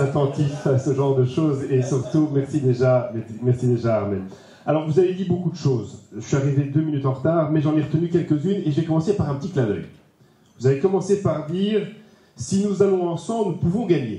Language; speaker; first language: French; native; French